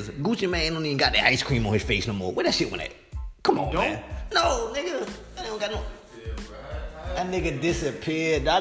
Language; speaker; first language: English; native; English